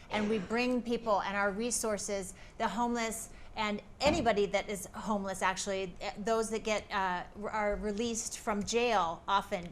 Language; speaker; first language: English; native; English